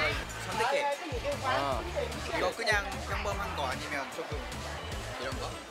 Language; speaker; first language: Korean; non-native, fluent; Vietnamese